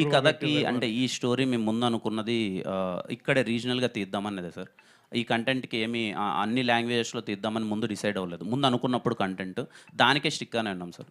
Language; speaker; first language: Telugu; native; Telugu